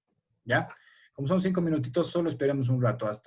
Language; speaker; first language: Spanish; native; Spanish